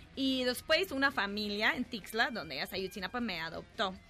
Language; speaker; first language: Spanish; non-native, fluent; English